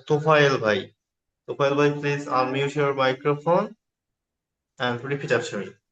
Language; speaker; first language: English; non-native, learner; Bangla